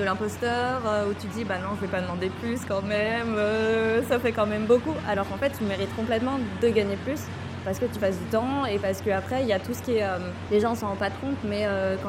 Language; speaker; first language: French; native; French